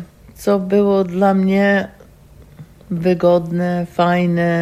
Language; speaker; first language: Polish; non-native, learner; English